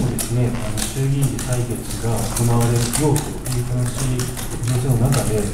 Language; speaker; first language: Japanese; native; Japanese